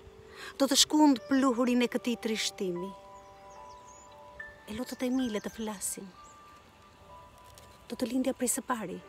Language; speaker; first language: Albanian; native; Albanian